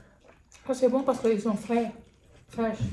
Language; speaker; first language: French; non-native, learner; Indonesian